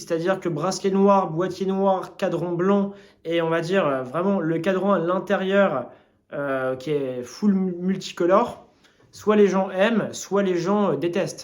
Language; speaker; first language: French; native; French